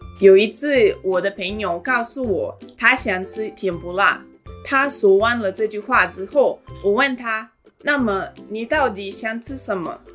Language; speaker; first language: Chinese; non-native, fluent; Russian